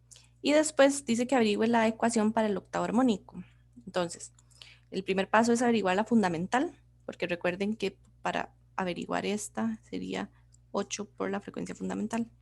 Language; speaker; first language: Spanish; native; Spanish